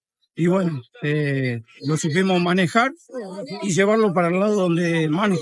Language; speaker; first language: Spanish; native; Spanish